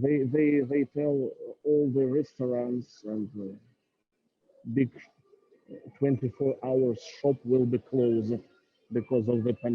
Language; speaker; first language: English; non-native, learner; Russian